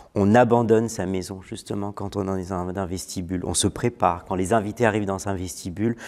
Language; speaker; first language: French; non-native, local second language; Malagasy